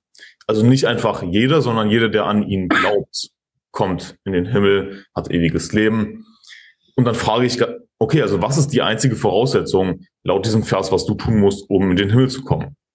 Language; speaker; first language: German; native; German